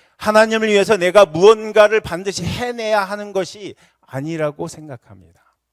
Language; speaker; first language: Korean; native; Korean